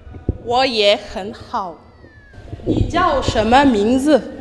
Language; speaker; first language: Chinese; non-native, learner; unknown